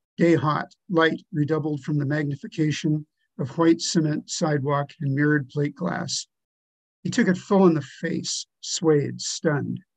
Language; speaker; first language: English; native; English